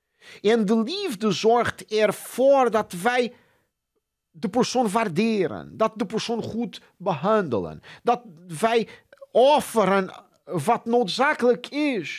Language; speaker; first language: Dutch; non-native, fluent; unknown